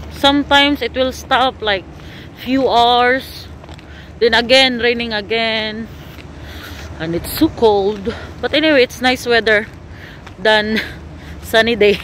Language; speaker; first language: English; non-native, local second language; Filipino